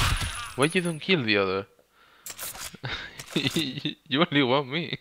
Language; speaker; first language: English; non-native, learner; Spanish